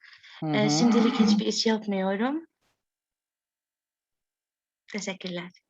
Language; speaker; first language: Turkish; non-native, fluent; Arabic